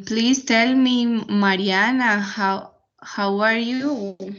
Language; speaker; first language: English; non-native, fluent; Spanish